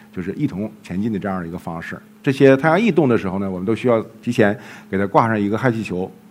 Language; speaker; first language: Chinese; native; Chinese